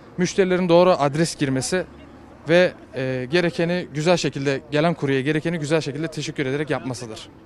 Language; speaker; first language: Turkish; native; Turkish